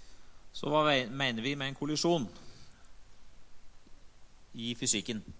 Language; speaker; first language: Norwegian; native; Norwegian